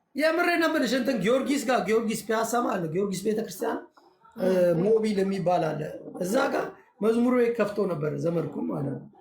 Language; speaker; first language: Amharic; native; Amharic